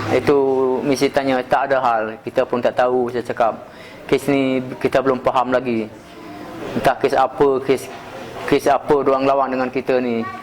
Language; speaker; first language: Malay; non-native, local second language; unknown